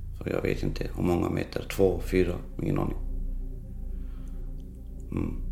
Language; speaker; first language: Swedish; non-native, local second language; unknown